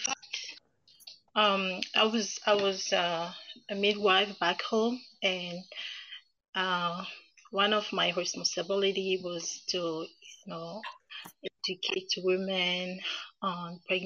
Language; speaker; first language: English; non-native, fluent; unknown